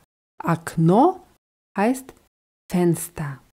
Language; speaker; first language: German; non-native, fluent; Russian